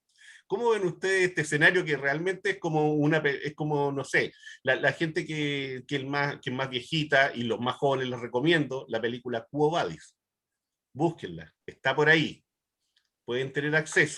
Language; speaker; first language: Spanish; native; Spanish